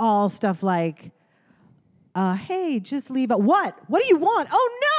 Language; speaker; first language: English; native; English